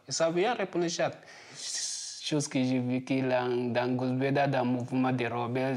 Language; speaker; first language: French; non-native, learner; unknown